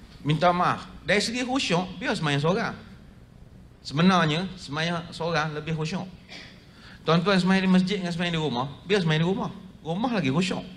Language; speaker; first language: Malay; native; Malay